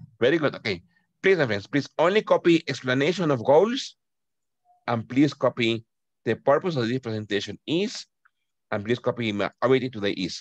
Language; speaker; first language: English; non-native, fluent; Spanish